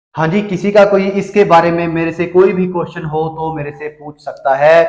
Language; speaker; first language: Hindi; native; Hindi